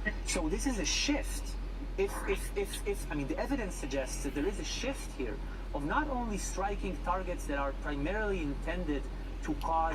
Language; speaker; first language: English; non-native, fluent; Hebrew